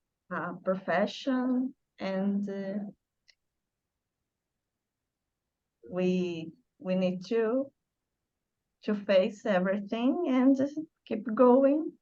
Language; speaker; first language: English; non-native, learner; Portuguese